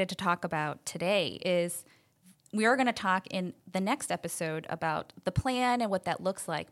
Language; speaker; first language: English; native; English